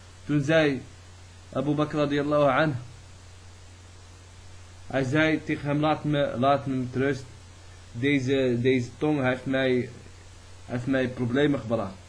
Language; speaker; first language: Dutch; early bilingual, other home language; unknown